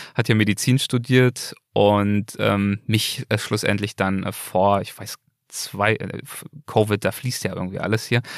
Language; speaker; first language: German; native; German